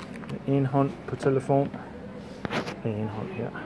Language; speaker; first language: Danish; non-native, fluent; English